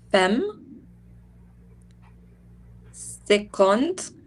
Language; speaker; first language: French; non-native, learner; English